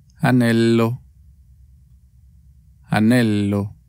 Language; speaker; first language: Italian; non-native, fluent; Spanish